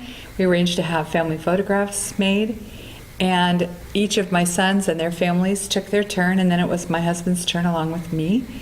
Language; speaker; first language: English; native; English